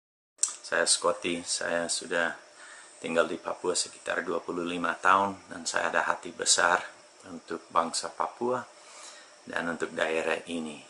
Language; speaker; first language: Indonesian; non-native, fluent; English